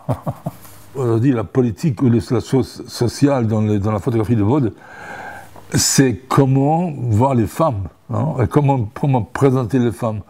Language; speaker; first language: French; non-native, fluent; German